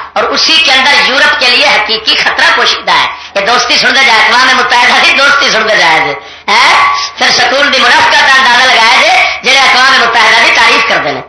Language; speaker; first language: Urdu; non-native, local second language; Punjabi